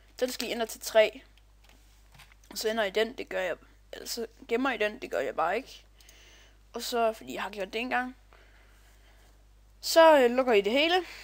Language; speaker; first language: Danish; native; Danish